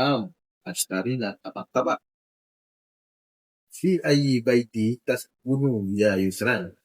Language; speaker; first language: Arabic; non-native, learner; Malay